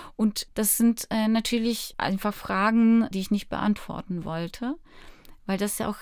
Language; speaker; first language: German; early bilingual, other home language; Polish